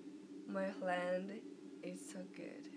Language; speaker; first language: English; non-native, learner; Japanese